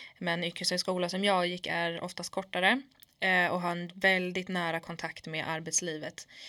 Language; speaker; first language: Swedish; early bilingual, other home language; Kurdish